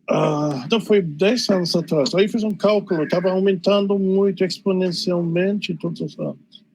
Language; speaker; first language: Portuguese; non-native, fluent; English